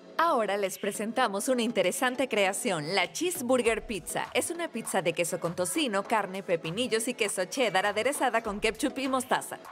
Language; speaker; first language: Spanish; native; Spanish